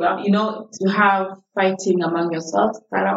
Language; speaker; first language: English; non-native, local second language; Arabic